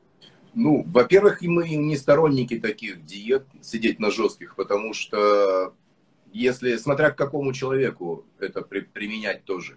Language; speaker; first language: Russian; native; Russian